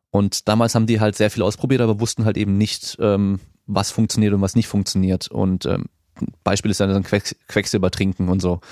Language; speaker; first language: German; native; German